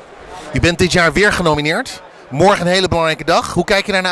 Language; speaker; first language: Dutch; native; Dutch